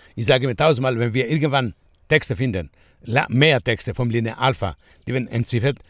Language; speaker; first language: German; non-native, fluent; Greek